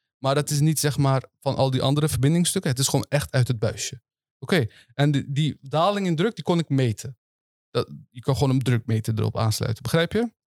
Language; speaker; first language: Dutch; early bilingual, other home language; Turkish